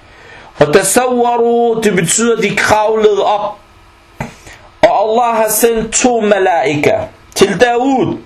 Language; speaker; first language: Danish; early bilingual, other home language; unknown